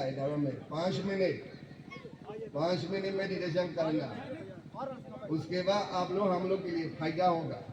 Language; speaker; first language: Hindi; non-native, fluent; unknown